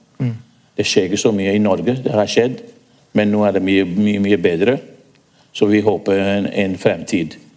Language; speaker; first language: Norwegian; non-native, fluent; English